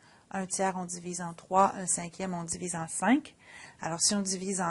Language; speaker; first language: French; native; French